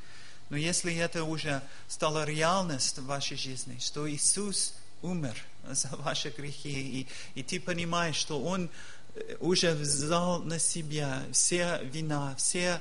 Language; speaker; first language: Russian; non-native, learner; English